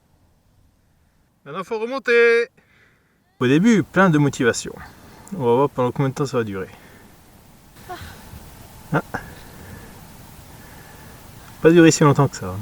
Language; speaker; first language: French; native; French